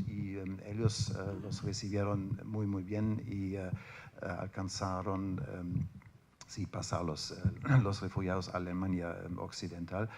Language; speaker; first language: Spanish; non-native, fluent; German